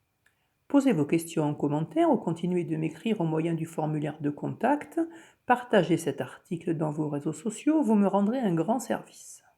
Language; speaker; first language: French; native; French